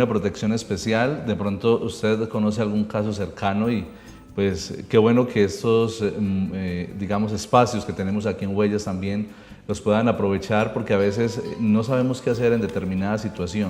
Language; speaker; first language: Spanish; native; Spanish